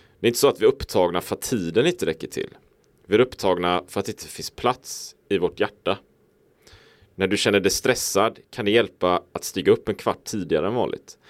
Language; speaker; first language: Swedish; native; Swedish